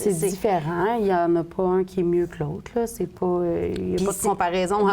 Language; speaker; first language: French; native; French